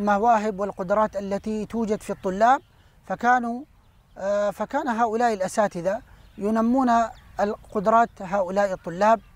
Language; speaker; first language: Arabic; non-native, fluent; Urdu